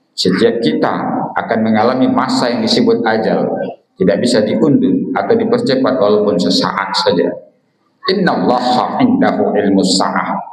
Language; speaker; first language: Malay; non-native, local second language; Minangkabau